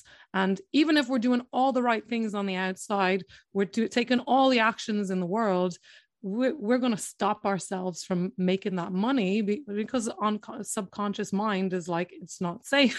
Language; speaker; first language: English; native; English